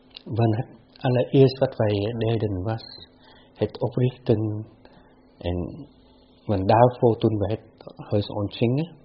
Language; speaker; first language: Dutch; non-native, fluent; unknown